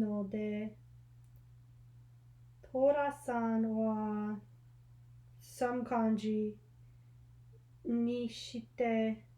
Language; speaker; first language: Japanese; non-native, learner; English